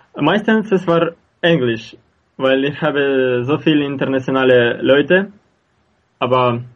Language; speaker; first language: German; non-native, learner; Russian